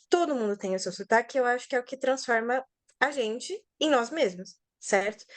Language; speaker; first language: Portuguese; native; Portuguese